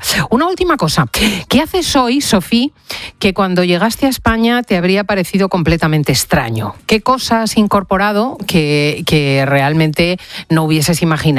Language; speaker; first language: Spanish; native; Spanish